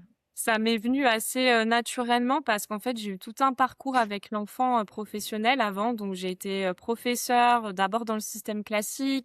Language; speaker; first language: French; native; French